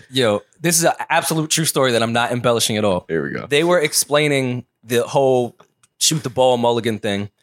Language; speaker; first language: English; native; English